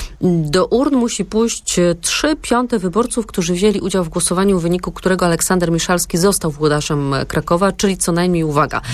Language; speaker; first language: Polish; native; Polish